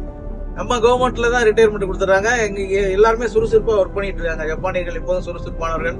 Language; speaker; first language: Tamil; native; Tamil